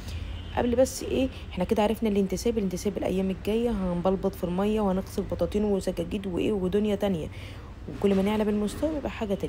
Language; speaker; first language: Arabic; native; Arabic